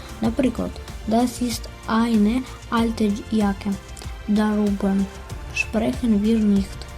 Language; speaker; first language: German; non-native, learner; Ukrainian